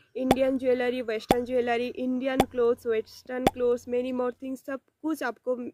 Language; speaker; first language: Hindi; non-native, local second language; Bangla